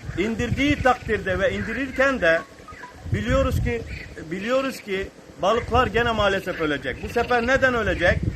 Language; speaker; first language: Turkish; native; Turkish